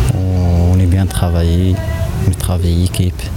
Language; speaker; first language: French; non-native, learner; Persian